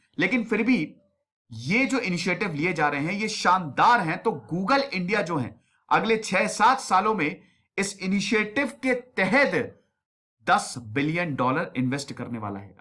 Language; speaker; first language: Hindi; native; Hindi